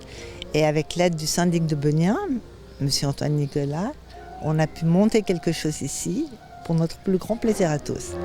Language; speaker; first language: French; native; French